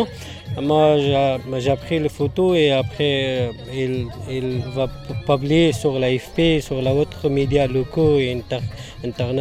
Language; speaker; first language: French; non-native, learner; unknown